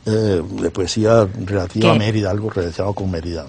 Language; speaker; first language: Spanish; native; Spanish